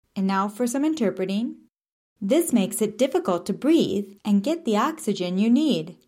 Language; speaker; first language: English; native; English